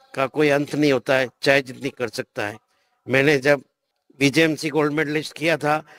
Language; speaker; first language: Hindi; native; Hindi